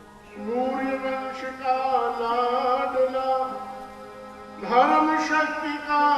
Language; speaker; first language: Hindi; native; Hindi